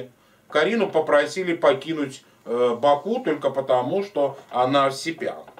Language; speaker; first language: Russian; native; Russian